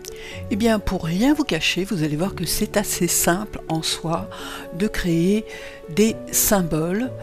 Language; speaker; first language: French; native; French